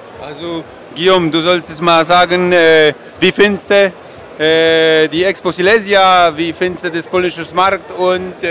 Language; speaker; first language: German; non-native, fluent; Polish